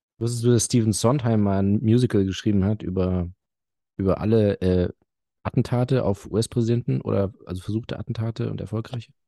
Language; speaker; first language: German; early bilingual, other home language; Arabic